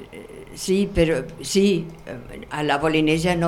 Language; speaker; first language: Catalan; non-native, fluent; German